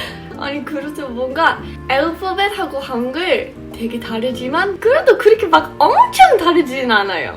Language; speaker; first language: Korean; non-native, fluent; English